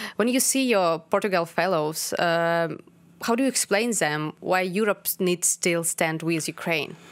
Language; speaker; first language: English; non-native, fluent; Ukrainian